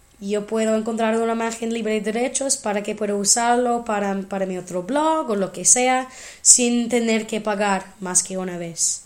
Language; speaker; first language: Spanish; non-native, fluent; English